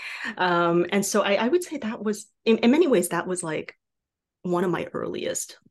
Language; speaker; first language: English; non-native, fluent; Chinese